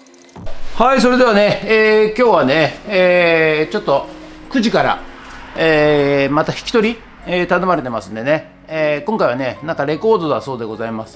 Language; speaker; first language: Japanese; native; Japanese